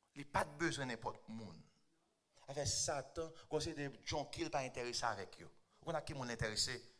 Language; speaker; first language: French; non-native, local second language; Haitian Creole